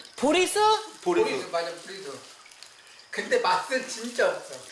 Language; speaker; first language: Korean; native; Korean